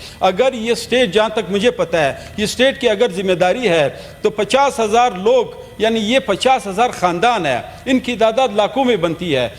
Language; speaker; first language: Urdu; non-native, local second language; Pashto